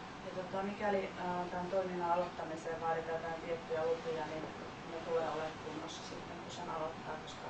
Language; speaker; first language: Finnish; native; Finnish